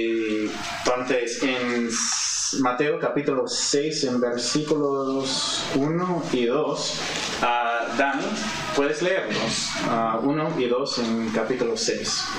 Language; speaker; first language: Spanish; non-native, fluent; English